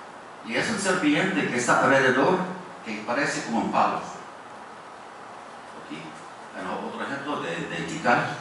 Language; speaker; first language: Spanish; non-native, fluent; English